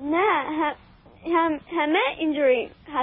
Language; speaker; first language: Persian; early bilingual, heritage; Persian